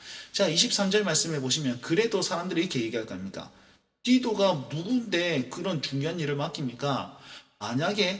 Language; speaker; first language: Korean; native; Korean